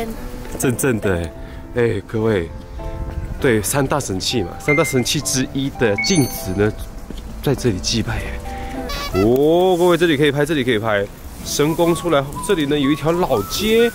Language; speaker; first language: Chinese; native; Chinese